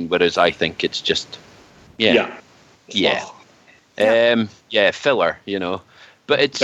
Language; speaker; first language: English; native; English